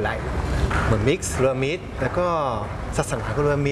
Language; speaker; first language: Thai; native; Thai